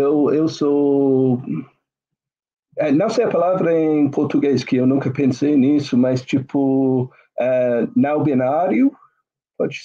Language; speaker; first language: Portuguese; non-native, fluent; English